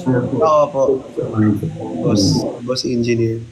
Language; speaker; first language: Filipino; native; Filipino